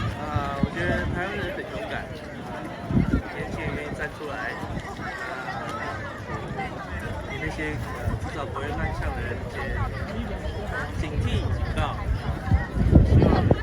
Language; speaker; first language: Chinese; native; Chinese